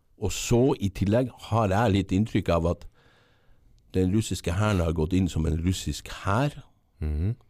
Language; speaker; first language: Norwegian; native; Norwegian